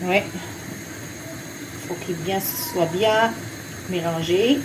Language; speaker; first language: French; non-native, fluent; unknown